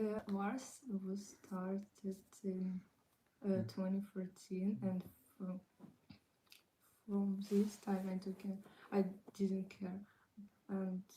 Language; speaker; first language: English; non-native, learner; Ukrainian